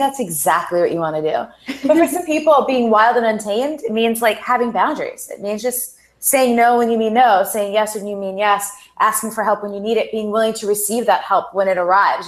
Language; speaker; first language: English; native; English